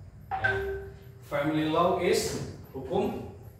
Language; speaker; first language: English; non-native, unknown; Indonesian